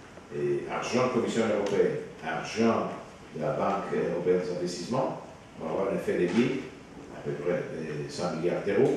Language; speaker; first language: French; non-native, fluent; Italian